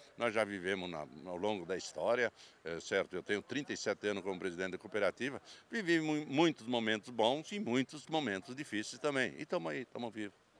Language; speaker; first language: Portuguese; native; Portuguese